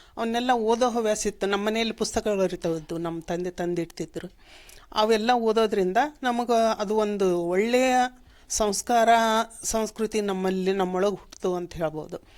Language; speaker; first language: Kannada; native; Kannada